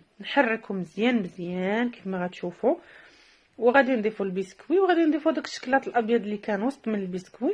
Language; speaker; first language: Arabic; native; Arabic